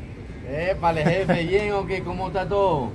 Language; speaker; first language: Spanish; native; Spanish